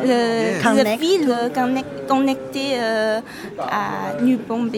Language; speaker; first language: French; non-native, fluent; Chinese